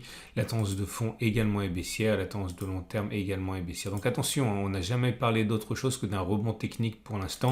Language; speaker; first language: French; native; French